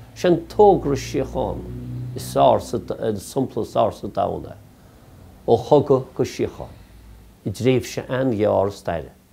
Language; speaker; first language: Irish; native; Irish